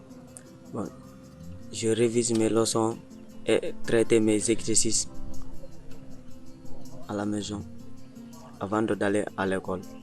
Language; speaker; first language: French; non-native, learner; Mandingo